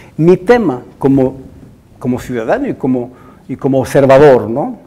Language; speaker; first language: Spanish; non-native, fluent; Arabic